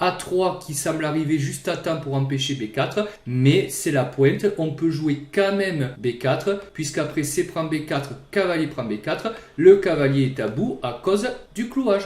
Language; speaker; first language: French; native; French